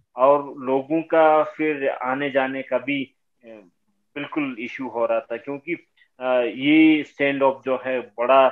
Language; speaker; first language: Hindi; native; Hindi